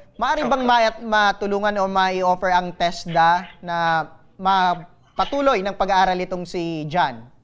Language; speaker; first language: Filipino; non-native, local second language; Bikol